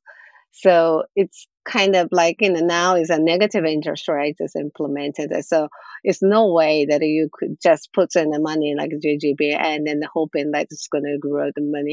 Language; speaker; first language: English; non-native, fluent; Japanese